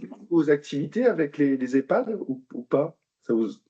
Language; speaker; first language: French; native; French